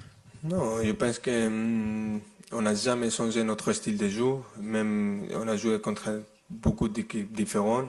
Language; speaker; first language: French; non-native, fluent; Spanish